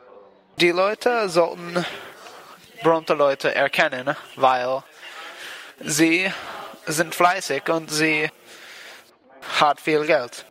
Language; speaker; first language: German; non-native, learner; English